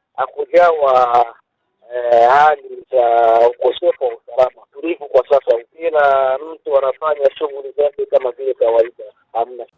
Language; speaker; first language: Swahili; native; Swahili